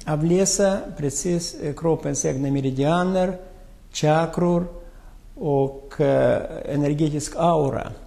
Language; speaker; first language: Swedish; non-native, fluent; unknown